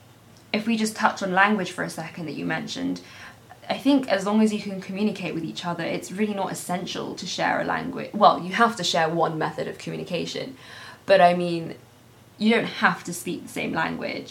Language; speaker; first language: English; native; English